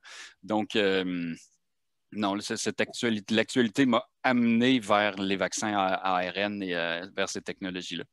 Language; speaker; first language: French; native; French